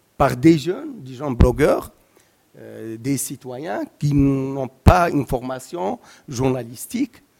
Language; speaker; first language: French; non-native, local second language; Arabic